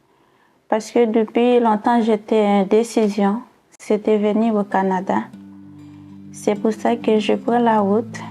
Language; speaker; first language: French; non-native, learner; Haitian Creole